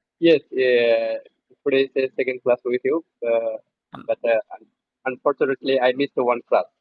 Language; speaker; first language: English; non-native, learner; Bangla